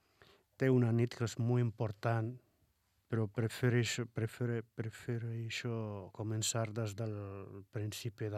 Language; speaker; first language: Catalan; non-native, fluent; Arabic